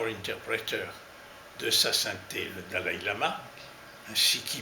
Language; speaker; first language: French; native; French